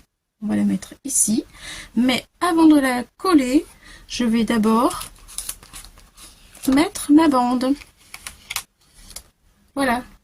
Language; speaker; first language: French; native; French